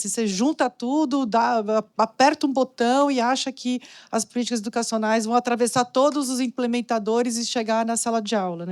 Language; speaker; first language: Portuguese; native; Portuguese